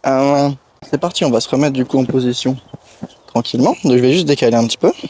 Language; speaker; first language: French; native; French